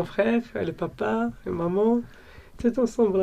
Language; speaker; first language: French; non-native, local second language; Arabic